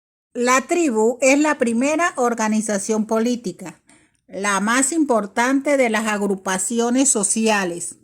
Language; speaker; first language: Spanish; native; Spanish